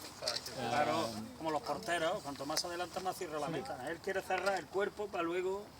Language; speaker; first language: Spanish; native; Spanish